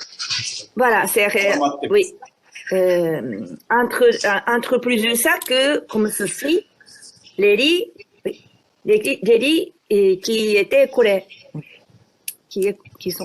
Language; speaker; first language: French; non-native, fluent; Japanese